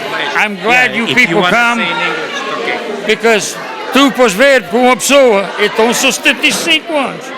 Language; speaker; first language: Portuguese; early bilingual, heritage; Portuguese